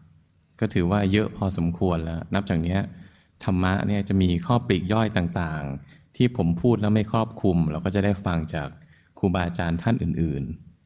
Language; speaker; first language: Thai; native; Thai